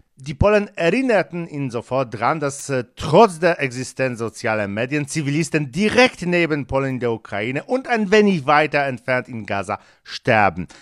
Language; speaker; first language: German; non-native, fluent; Polish